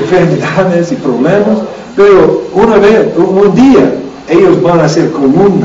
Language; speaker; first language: Spanish; non-native, learner; English